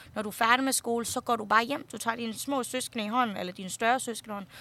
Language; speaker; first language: Danish; early bilingual, other home language; Thai